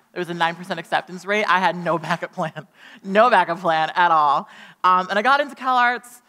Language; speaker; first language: English; native; English